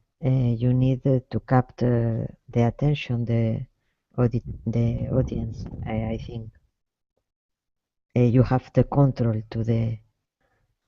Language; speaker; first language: English; non-native, learner; Spanish